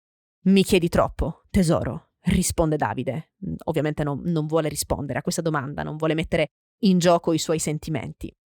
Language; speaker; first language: Italian; native; Italian